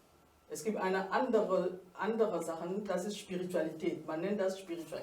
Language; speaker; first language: German; non-native, fluent; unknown